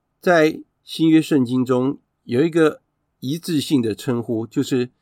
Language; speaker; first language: Chinese; native; Chinese